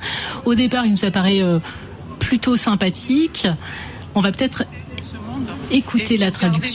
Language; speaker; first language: French; native; French